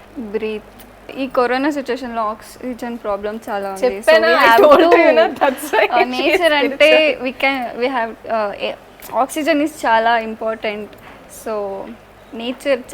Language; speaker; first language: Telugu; non-native, learner; Kannada